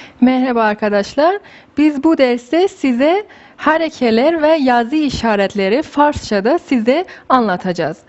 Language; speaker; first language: Turkish; non-native, fluent; Persian